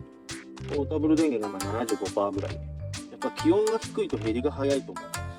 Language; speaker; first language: Japanese; native; Japanese